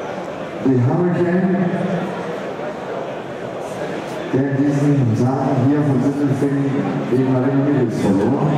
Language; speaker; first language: German; native; German